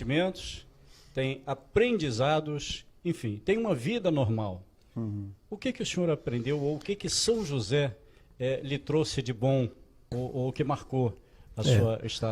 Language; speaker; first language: Portuguese; native; Portuguese